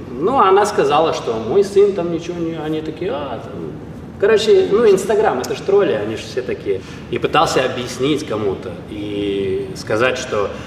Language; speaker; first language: Russian; native; Russian